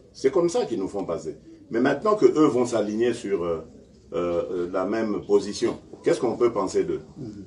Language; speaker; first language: French; non-native, local second language; Luba-Lulua